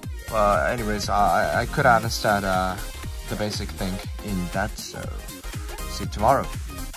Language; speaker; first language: English; non-native, fluent; Japanese